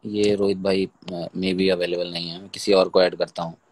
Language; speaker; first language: Hindi; native; Hindi